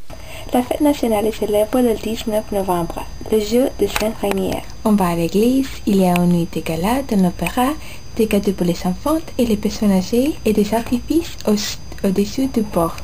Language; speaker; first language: French; non-native, learner; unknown